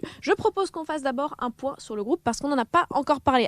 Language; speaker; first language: French; native; French